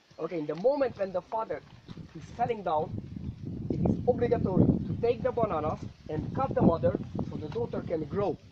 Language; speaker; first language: English; non-native, learner; Romanian